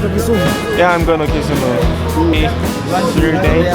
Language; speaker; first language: English; non-native, learner; Korean